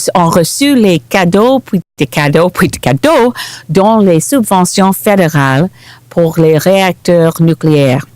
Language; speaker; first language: French; non-native, local second language; English